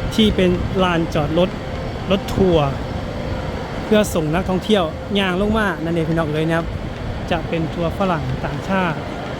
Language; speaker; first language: Thai; native; Thai